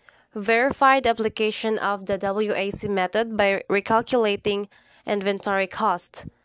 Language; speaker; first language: English; non-native, local second language; Cebuano